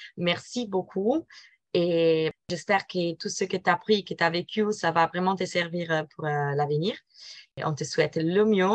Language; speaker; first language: French; non-native, fluent; Italian